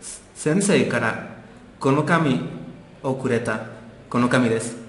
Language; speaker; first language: Japanese; non-native, learner; Spanish